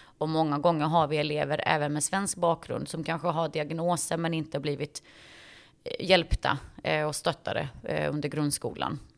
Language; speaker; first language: Swedish; early bilingual, other home language; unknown